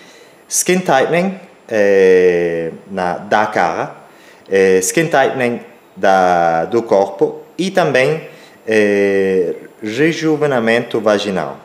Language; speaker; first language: Portuguese; non-native, learner; Spanish